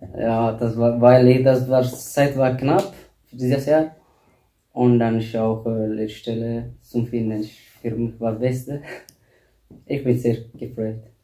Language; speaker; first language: German; non-native, learner; Tigrinya